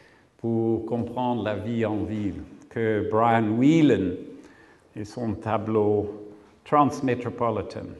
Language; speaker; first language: French; non-native, learner; English